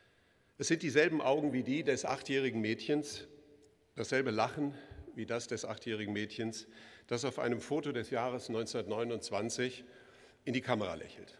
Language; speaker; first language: German; native; German